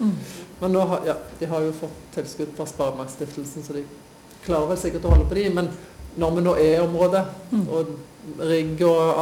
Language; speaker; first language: Norwegian; native; Norwegian